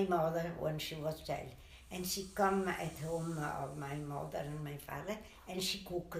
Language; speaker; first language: English; non-native, learner; Italian